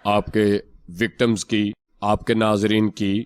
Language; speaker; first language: Urdu; non-native, local second language; Punjabi